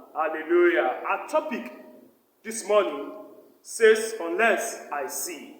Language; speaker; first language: English; non-native, local second language; Yoruba